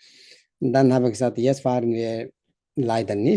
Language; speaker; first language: German; non-native, learner; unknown